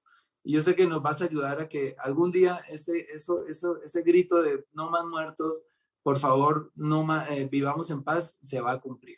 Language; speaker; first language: Spanish; native; Spanish